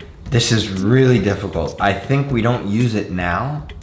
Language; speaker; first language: English; native; English